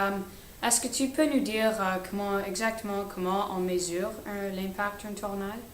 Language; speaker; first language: French; non-native, learner; English